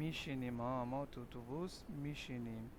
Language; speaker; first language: Persian; non-native, fluent; Urdu